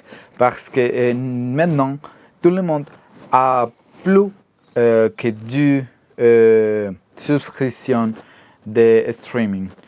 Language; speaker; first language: French; non-native, learner; Spanish